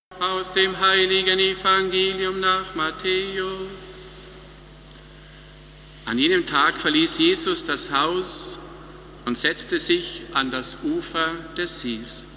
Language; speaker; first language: German; native; German